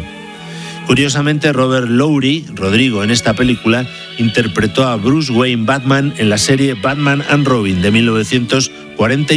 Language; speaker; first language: Spanish; native; Spanish